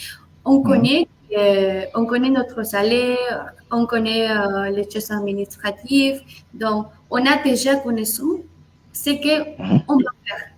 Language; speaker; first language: French; non-native, fluent; Spanish